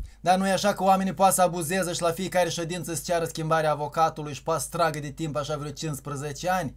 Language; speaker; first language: Romanian; native; Romanian